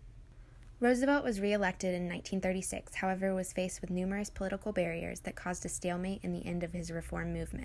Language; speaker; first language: English; native; English